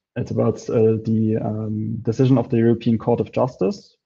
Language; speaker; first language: English; non-native, fluent; Polish